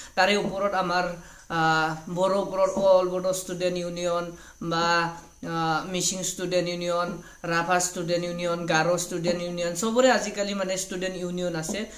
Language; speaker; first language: Assamese; non-native, local second language; Bodo